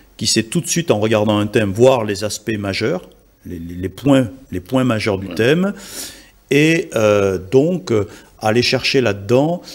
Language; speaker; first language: French; native; French